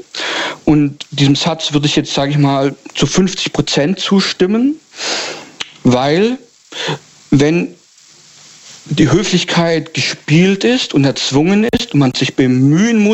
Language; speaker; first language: German; native; German